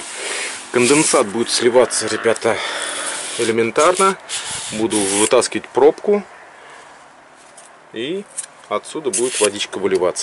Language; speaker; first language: Russian; native; Russian